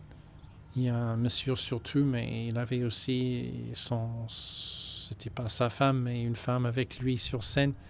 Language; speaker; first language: French; non-native, fluent; English